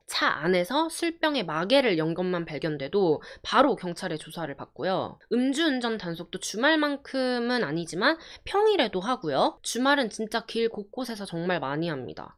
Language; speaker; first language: Korean; early bilingual, heritage; Korean